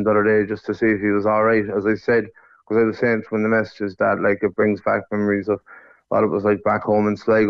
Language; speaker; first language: English; native; English